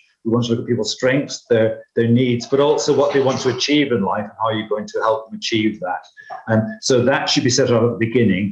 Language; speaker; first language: English; native; English